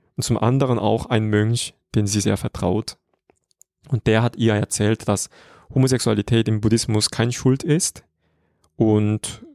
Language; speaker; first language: German; non-native, fluent; Korean